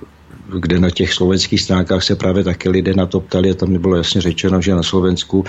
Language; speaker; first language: Czech; native; Czech